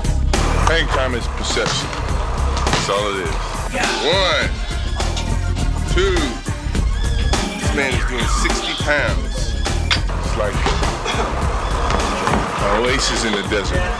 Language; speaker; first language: English; native; English